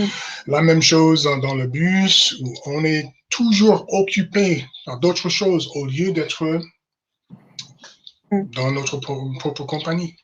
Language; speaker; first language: French; non-native, fluent; English